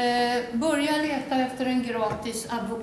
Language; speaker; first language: Swedish; non-native, fluent; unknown